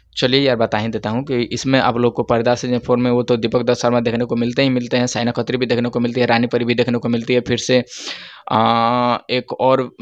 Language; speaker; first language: Hindi; native; Hindi